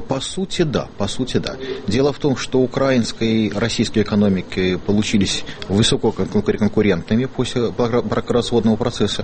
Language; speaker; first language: Russian; native; Russian